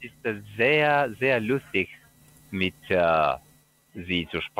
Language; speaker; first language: German; non-native, learner; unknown